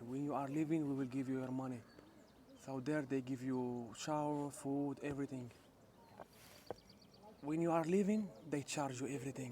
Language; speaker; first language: English; non-native, learner; Arabic